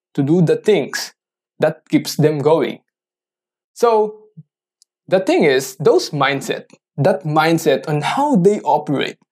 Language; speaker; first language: English; non-native, local second language; Filipino